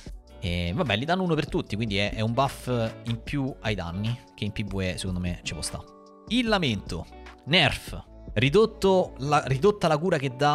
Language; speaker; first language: Italian; native; Italian